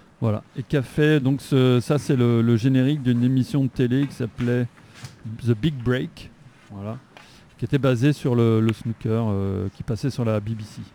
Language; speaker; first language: French; native; French